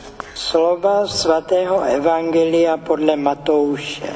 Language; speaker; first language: Czech; native; Czech